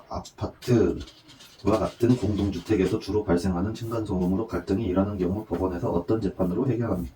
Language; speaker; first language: Korean; native; Korean